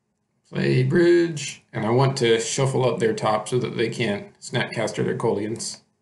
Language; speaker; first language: English; native; English